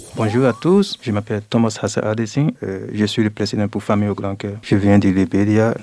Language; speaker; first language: French; non-native, learner; English